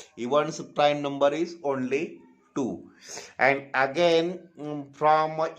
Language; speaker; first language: English; non-native, local second language; Marathi